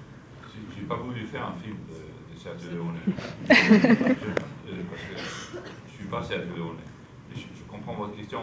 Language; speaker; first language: French; non-native, fluent; Danish